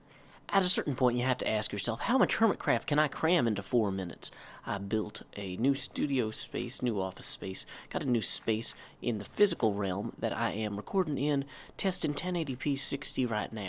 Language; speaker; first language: English; native; English